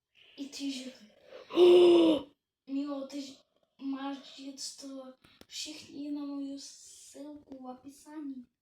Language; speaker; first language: Czech; non-native, learner; Ukrainian